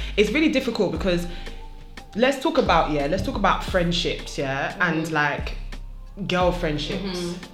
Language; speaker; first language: English; non-native, local second language; French